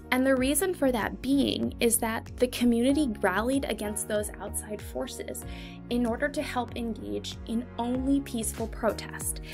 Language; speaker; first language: English; native; English